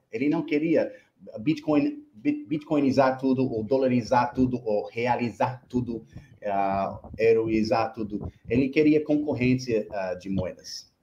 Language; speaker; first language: Portuguese; non-native, fluent; English